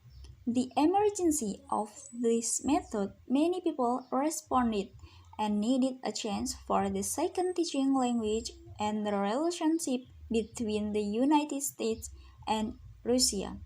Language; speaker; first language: English; non-native, learner; Indonesian